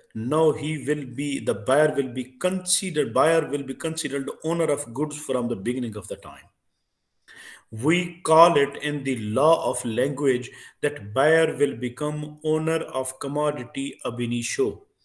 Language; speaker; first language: English; non-native, local second language; Urdu